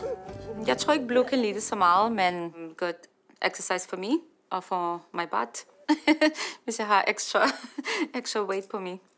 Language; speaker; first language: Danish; early bilingual, heritage; Danish